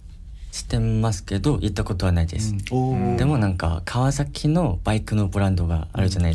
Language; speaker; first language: Japanese; non-native, learner; Korean